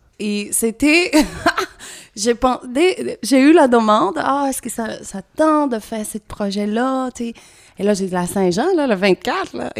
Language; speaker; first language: French; non-native, fluent; Portuguese